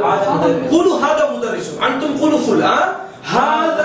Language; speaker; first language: Arabic; non-native, fluent; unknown